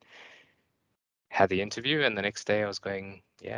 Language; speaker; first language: English; native; English